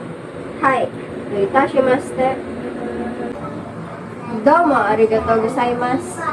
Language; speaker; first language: Japanese; non-native, learner; Filipino